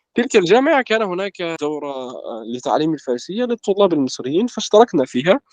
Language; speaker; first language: Arabic; native; Arabic